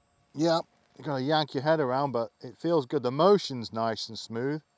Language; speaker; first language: English; native; English